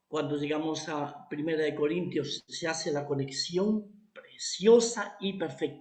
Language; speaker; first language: Spanish; native; Spanish